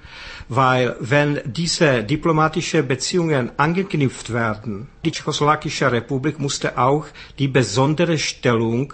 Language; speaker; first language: German; non-native, fluent; Czech